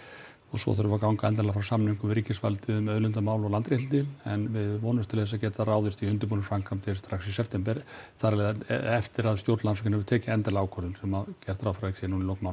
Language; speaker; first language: Icelandic; native; Icelandic